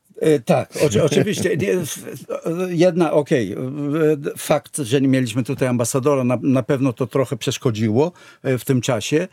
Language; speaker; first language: Polish; non-native, fluent; Hebrew